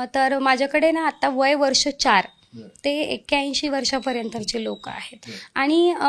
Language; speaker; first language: Marathi; non-native, local second language; Hindi